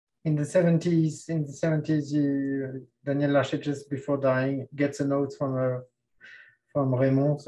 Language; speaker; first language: English; non-native, fluent; French